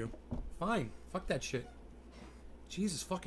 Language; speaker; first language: English; native; English